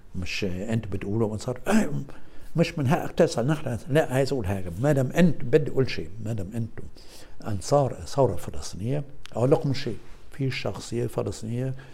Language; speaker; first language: Arabic; non-native, fluent; German